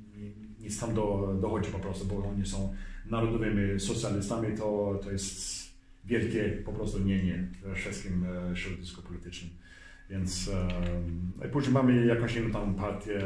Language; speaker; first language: Polish; early bilingual, heritage; Swedish